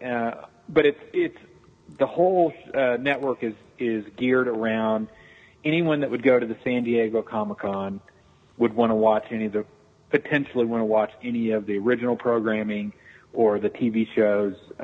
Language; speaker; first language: English; native; English